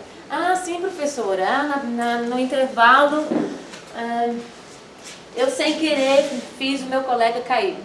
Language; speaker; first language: Portuguese; non-native, fluent; Dutch